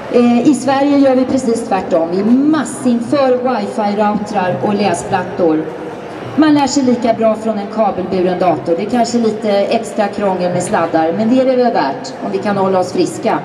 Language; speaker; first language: Swedish; native; Swedish